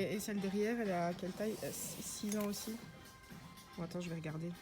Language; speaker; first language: French; native; French